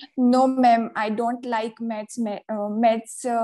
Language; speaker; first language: English; non-native, local second language; Gujarati